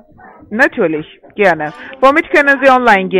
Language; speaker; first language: German; non-native, fluent; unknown